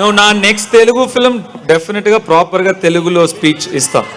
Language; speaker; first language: Telugu; non-native, learner; Tamil